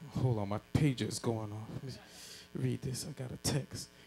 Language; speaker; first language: English; native; English